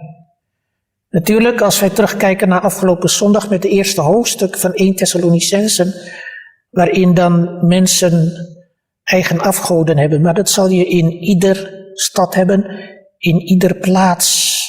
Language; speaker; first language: Dutch; early bilingual, other home language; Malay